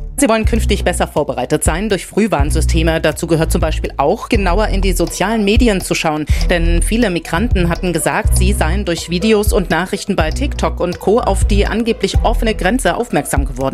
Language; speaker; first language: German; native; German